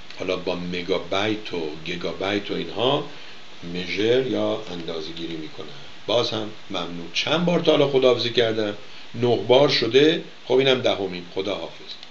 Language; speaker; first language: Persian; native; Persian